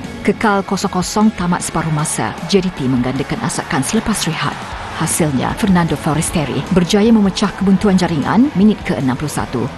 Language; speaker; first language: Malay; native; Malay